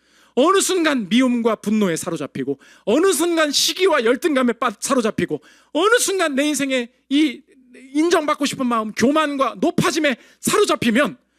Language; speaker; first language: Korean; native; Korean